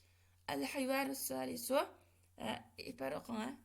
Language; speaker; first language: Arabic; non-native, fluent; Uyghur